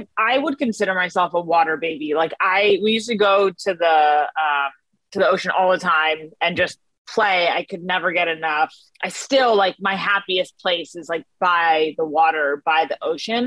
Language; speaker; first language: English; native; English